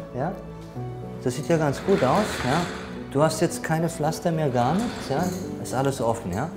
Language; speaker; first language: German; native; German